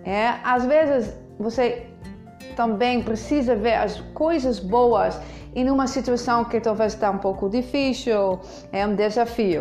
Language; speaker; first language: Portuguese; non-native, fluent; Dutch